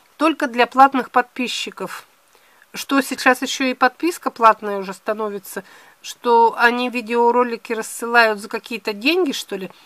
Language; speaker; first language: Russian; native; Russian